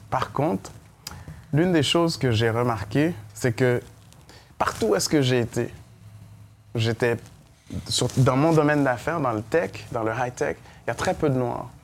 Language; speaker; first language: French; early bilingual, other home language; Haitian Creole